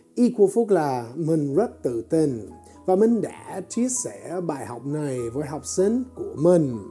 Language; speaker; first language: Vietnamese; non-native, fluent; English